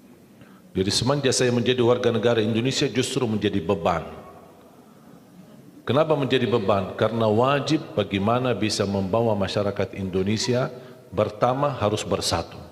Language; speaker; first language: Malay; non-native, fluent; Arabic